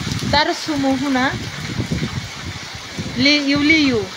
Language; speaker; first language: Arabic; non-native, learner; Bangla